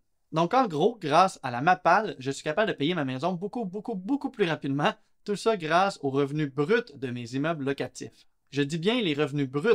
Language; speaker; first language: French; native; French